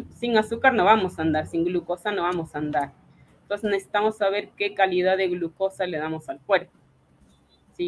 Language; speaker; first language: Spanish; native; Spanish